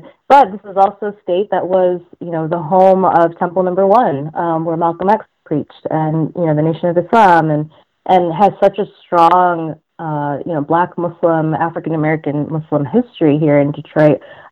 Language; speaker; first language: English; native; English